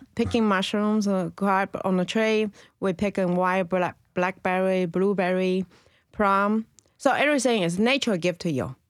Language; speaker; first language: English; non-native, learner; Chinese